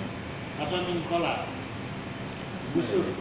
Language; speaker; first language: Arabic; non-native, fluent; Indonesian